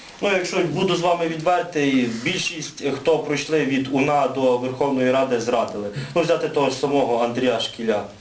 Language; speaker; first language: Ukrainian; native; Ukrainian